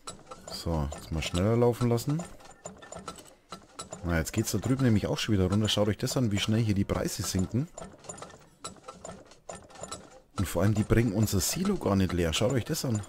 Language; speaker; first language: German; native; German